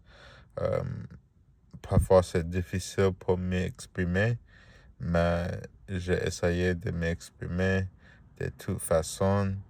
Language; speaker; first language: French; non-native, learner; Spanish